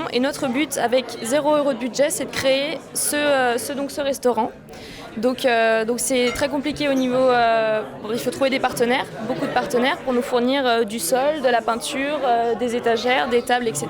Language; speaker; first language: French; native; French